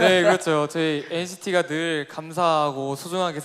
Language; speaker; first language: Korean; native; Korean